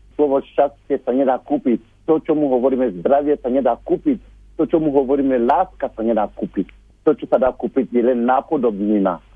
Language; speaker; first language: Slovak; non-native, fluent; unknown